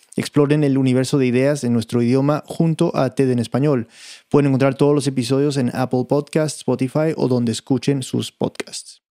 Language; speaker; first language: Spanish; early bilingual, heritage; Spanish